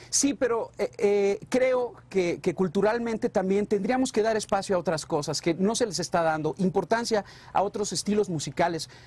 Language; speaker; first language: Spanish; native; Spanish